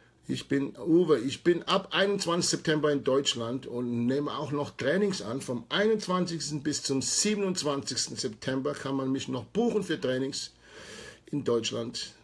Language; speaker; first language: German; native; German